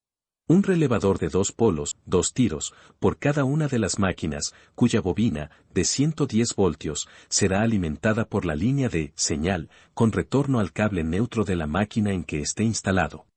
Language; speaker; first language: Spanish; native; Spanish